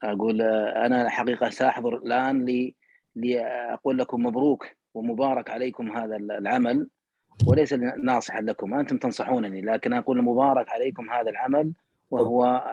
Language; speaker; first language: Arabic; native; Arabic